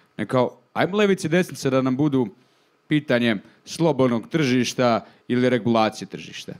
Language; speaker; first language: Serbian; native; Serbian